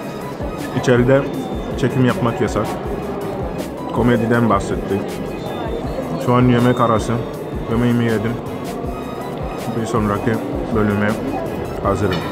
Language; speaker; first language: Turkish; non-native, fluent; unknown